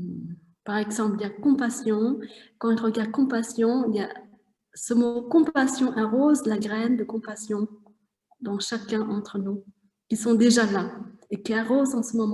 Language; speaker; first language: French; non-native, fluent; Vietnamese